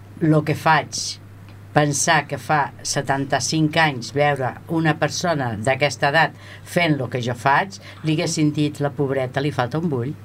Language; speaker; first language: Catalan; native; Catalan